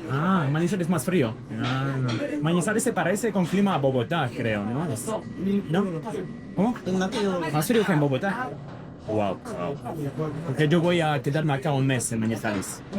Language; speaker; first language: Spanish; non-native, fluent; Russian